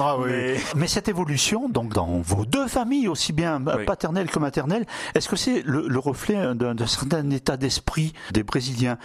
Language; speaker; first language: French; native; French